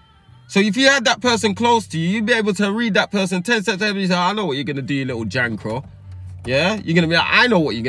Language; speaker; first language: English; native; English